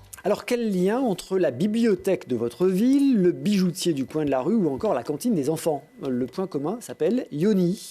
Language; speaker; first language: French; native; French